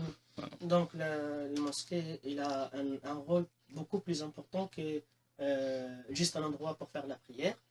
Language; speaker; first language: French; non-native, local second language; Arabic